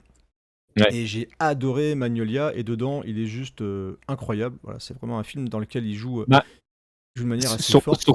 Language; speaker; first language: French; native; French